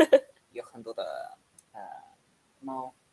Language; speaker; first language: Chinese; non-native, learner; English